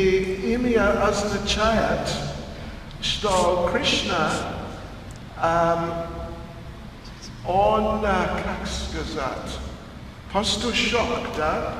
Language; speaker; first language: Russian; non-native, learner; English